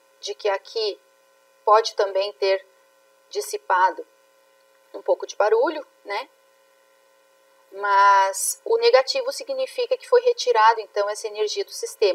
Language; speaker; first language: Portuguese; native; Portuguese